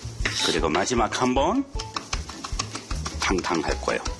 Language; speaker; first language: Korean; non-native, learner; English